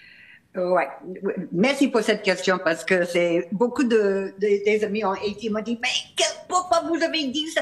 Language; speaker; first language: French; non-native, fluent; English